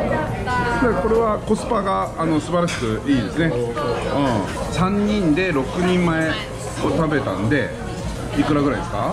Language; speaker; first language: Japanese; native; Japanese